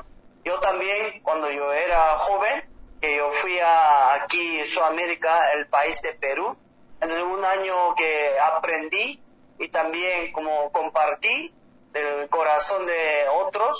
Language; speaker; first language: Spanish; non-native, learner; Korean